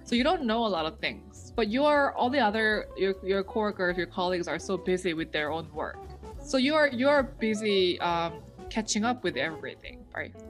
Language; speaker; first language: English; native; English